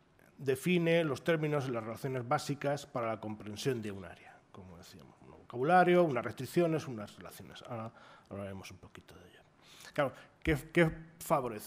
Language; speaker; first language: Spanish; native; Spanish